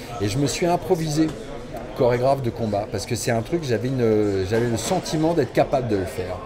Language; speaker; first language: French; native; French